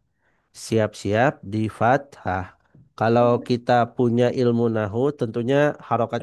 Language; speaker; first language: Indonesian; non-native, fluent; Banjar